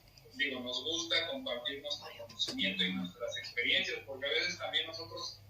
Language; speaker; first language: Spanish; native; Spanish